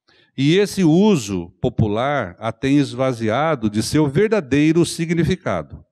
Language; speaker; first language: Portuguese; native; Portuguese